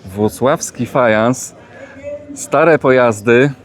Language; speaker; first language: Polish; native; Polish